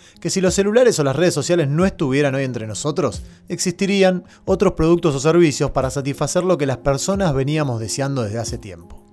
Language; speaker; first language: Spanish; native; Spanish